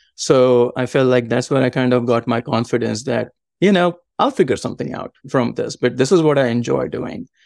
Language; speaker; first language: English; non-native, local second language; Marathi